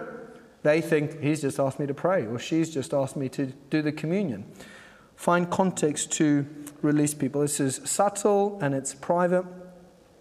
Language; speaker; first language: English; native; English